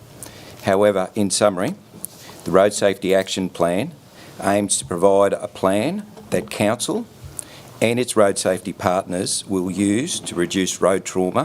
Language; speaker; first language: English; native; English